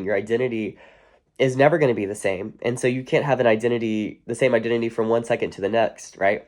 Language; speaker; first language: English; native; English